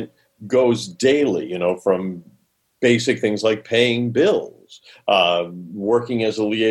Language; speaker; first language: English; native; English